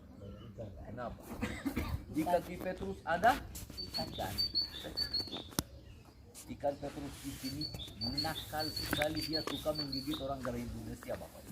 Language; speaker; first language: Indonesian; non-native, fluent; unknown